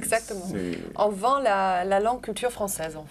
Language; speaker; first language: French; non-native, fluent; German